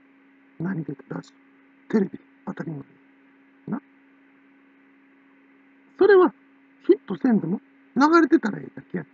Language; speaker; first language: Japanese; native; Japanese